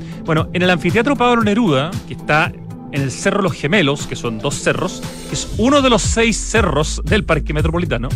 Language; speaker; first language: Spanish; native; Spanish